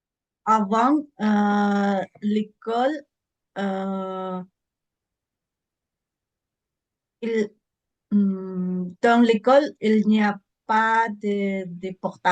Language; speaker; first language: French; non-native, learner; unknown